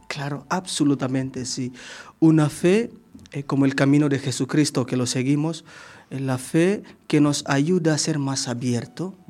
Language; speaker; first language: Spanish; non-native, fluent; Indonesian